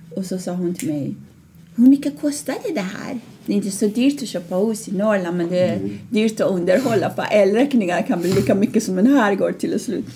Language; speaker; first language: Swedish; non-native, fluent; Persian